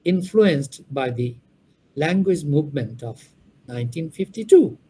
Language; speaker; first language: English; non-native, local second language; Bangla